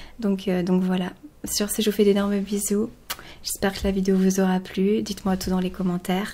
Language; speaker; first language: French; native; French